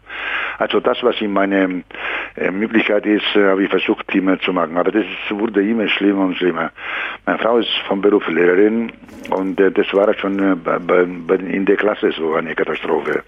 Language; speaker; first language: German; non-native, fluent; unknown